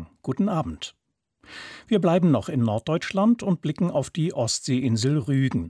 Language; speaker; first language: German; native; German